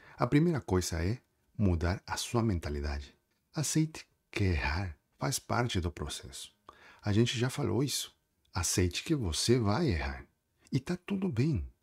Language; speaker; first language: Portuguese; non-native, fluent; Spanish